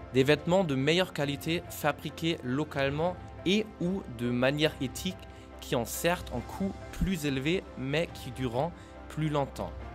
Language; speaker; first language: French; non-native, fluent; German